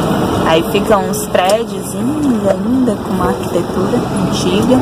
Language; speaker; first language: Portuguese; native; Portuguese